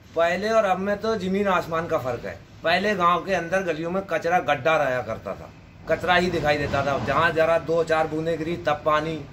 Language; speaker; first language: Hindi; native; Hindi